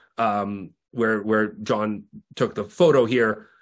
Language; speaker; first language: English; native; English